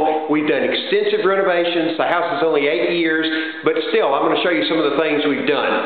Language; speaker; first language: English; native; English